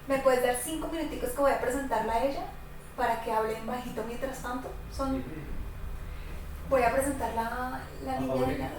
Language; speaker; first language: Spanish; native; Spanish